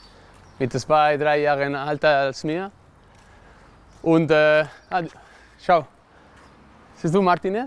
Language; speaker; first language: German; non-native, learner; Spanish